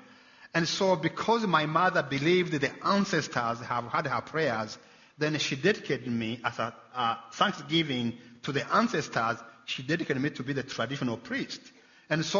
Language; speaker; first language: English; non-native, local second language; Kinyarwanda